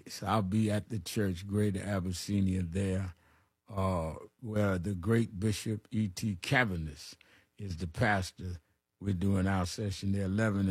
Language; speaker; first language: English; native; English